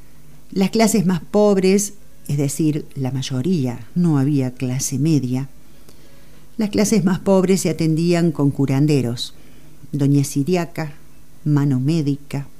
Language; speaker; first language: Spanish; native; Spanish